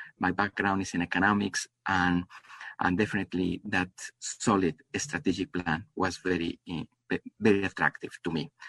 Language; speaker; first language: English; non-native, fluent; Spanish